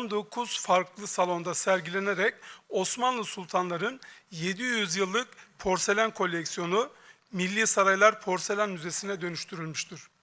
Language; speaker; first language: Turkish; native; Turkish